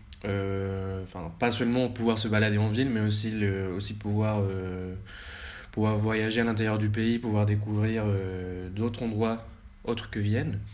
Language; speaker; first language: French; early bilingual, heritage; French